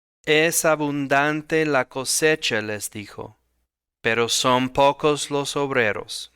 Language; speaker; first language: Spanish; non-native, fluent; English